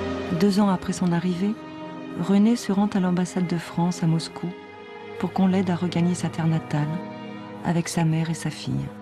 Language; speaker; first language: French; native; French